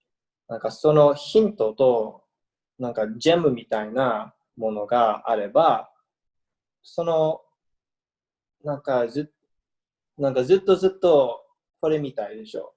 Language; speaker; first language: Japanese; early bilingual, heritage; English